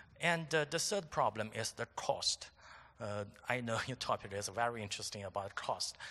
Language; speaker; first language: English; non-native, fluent; Chinese